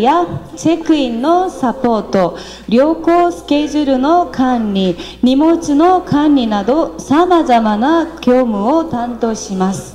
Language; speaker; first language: Japanese; non-native, fluent; Korean